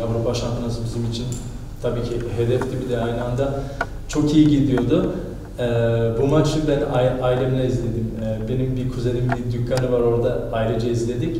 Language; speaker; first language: Turkish; early bilingual, heritage; Turkish